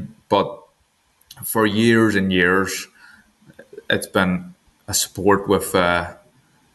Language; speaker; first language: English; native; English